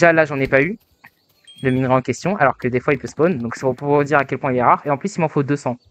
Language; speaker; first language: French; native; French